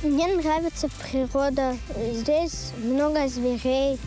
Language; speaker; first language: Russian; early bilingual, heritage; Russian